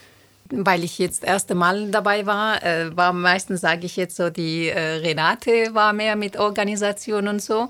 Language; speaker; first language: German; non-native, fluent; Turoyo